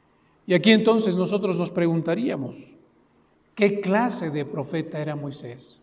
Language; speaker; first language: Spanish; native; Spanish